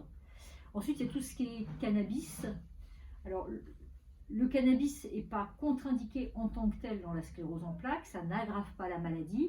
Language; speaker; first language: French; native; French